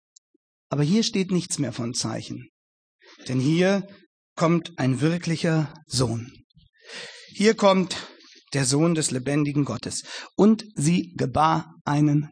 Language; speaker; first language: German; native; German